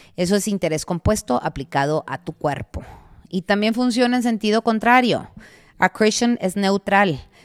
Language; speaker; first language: Spanish; native; Spanish